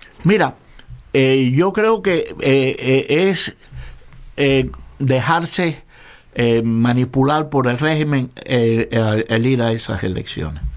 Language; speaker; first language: Spanish; native; Spanish